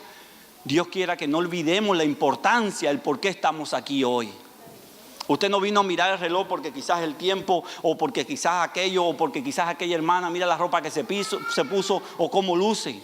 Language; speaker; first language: Spanish; native; Spanish